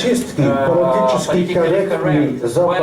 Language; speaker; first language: Russian; non-native, learner; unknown